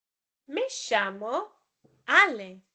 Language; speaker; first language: Spanish; non-native, fluent; Welsh